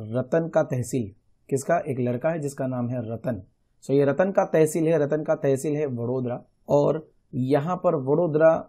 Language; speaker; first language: Hindi; non-native, local second language; Gujarati